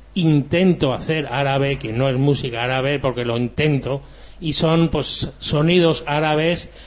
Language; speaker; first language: Spanish; early bilingual, other home language; German